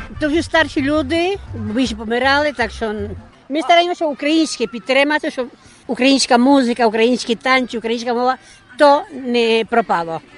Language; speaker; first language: Ukrainian; early bilingual, heritage; Ukrainian